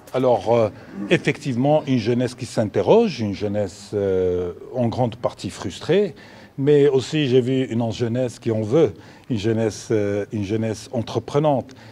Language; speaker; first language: French; non-native, local second language; Arabic